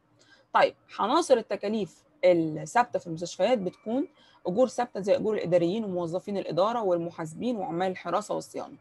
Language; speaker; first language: Arabic; native; Arabic